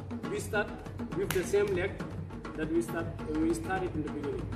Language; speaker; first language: English; non-native, fluent; Wolof